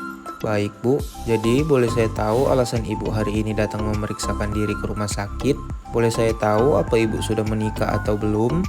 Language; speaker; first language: Indonesian; native; Indonesian